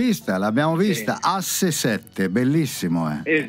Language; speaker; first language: Italian; native; Italian